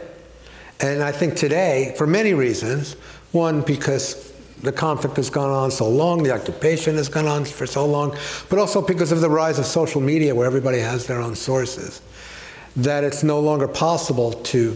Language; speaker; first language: English; native; English